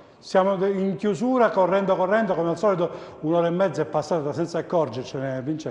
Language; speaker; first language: Italian; native; Italian